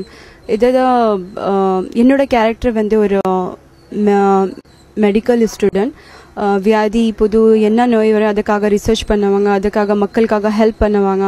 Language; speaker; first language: Tamil; non-native, learner; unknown